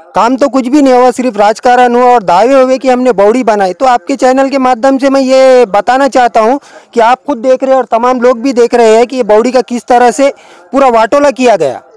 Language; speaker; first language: Hindi; non-native, local second language; Urdu